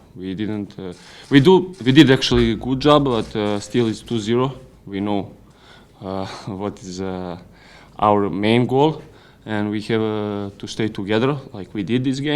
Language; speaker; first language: English; non-native, learner; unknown